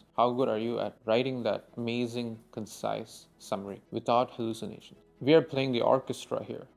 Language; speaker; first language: English; non-native, local second language; Tamil